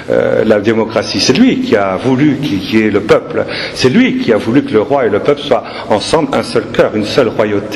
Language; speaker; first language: French; native; French